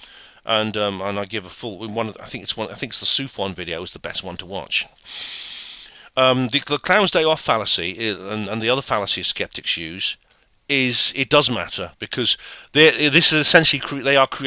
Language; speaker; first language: English; native; English